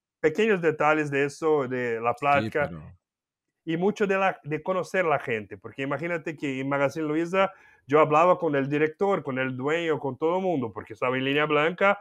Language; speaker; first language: Spanish; non-native, fluent; Portuguese